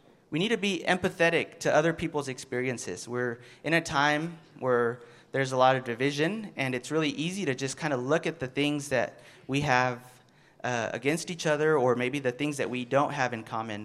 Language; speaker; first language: English; early bilingual, other home language; Spanish